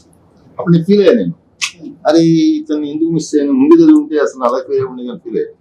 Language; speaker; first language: Telugu; native; Telugu